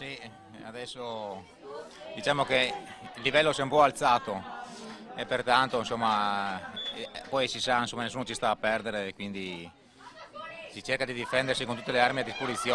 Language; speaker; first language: Italian; native; Italian